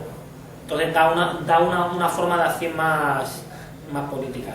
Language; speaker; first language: Spanish; native; Spanish